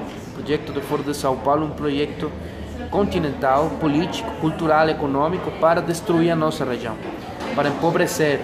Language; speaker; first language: Portuguese; non-native, fluent; Spanish